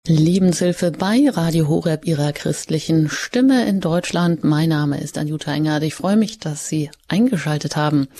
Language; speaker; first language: German; native; German